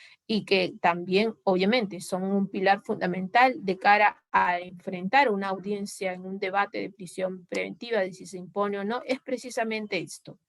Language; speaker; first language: Spanish; native; Spanish